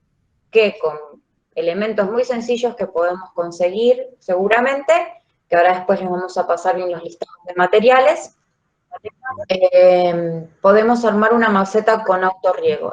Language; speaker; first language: Spanish; native; Spanish